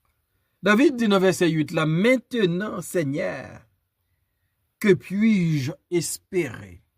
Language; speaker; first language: French; non-native, local second language; Haitian Creole